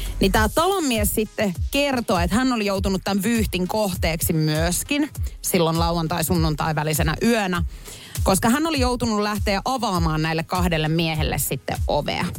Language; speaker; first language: Finnish; native; Finnish